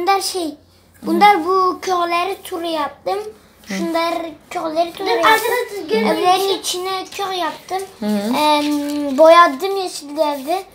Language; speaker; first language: Turkish; early bilingual, heritage; Turkish